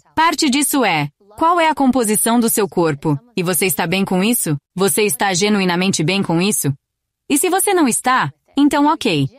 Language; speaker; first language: Portuguese; non-native, fluent; Greek